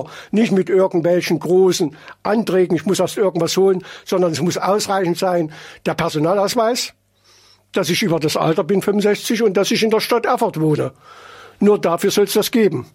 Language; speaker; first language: German; native; German